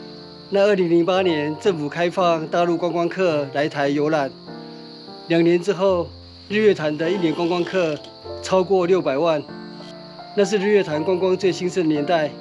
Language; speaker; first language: Chinese; native; Chinese